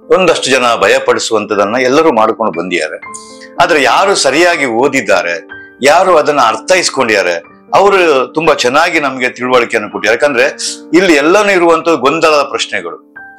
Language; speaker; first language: Kannada; non-native, local second language; Tulu